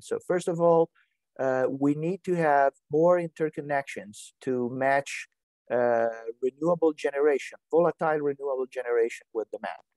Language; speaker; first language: English; non-native, fluent; Italian